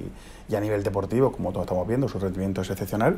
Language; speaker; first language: Spanish; native; Spanish